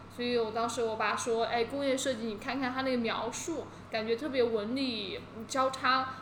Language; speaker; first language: Chinese; native; Chinese